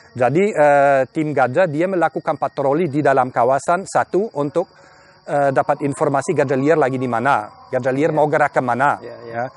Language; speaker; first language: Indonesian; non-native, fluent; German